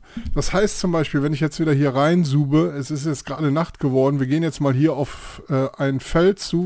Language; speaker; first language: German; native; German